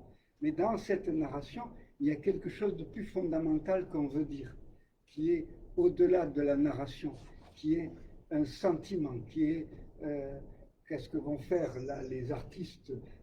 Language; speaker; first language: French; native; French